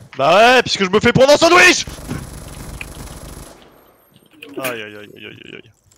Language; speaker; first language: French; native; French